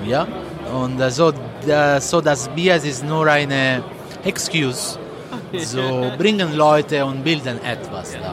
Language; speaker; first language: German; non-native, learner; Italian